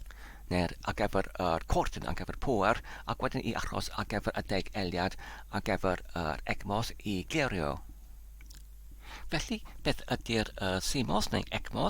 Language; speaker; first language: Welsh; non-native, learner; Polish